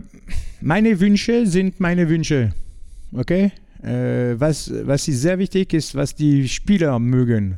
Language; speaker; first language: German; non-native, learner; French